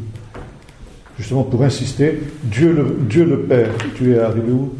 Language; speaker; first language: French; native; French